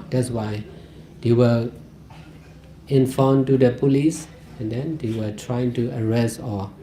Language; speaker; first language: English; non-native, fluent; Burmese